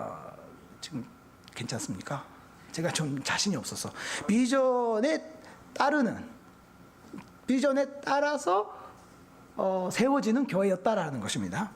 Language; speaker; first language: Korean; non-native, fluent; Japanese